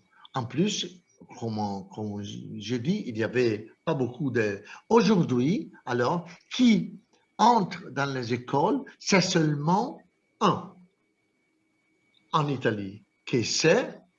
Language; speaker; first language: French; non-native, fluent; Italian